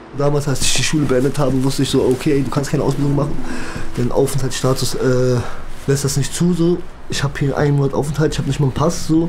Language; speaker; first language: German; early bilingual, other home language; Kurdish